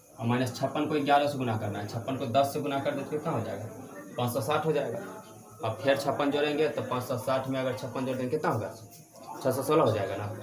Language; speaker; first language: Hindi; native; Hindi